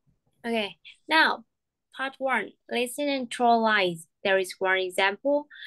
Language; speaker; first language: English; non-native, fluent; Vietnamese